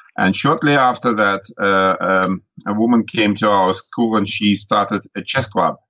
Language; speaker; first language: English; non-native, fluent; Russian